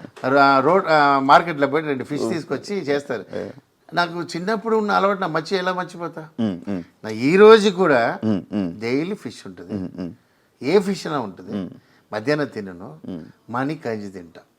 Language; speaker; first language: Telugu; non-native, local second language; Tamil